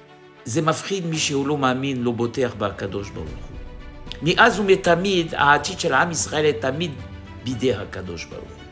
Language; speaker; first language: Hebrew; non-native, fluent; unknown